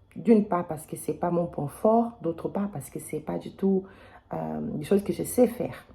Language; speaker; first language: French; non-native, fluent; Portuguese